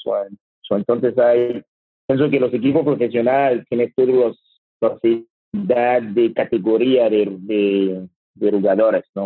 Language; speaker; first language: Spanish; non-native, learner; French